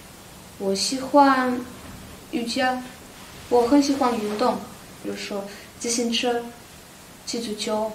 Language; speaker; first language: Chinese; non-native, fluent; Russian